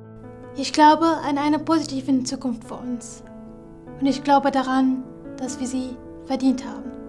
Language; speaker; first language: German; non-native, fluent; Kurdish